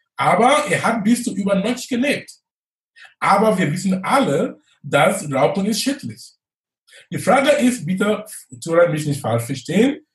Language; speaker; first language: German; non-native, fluent; English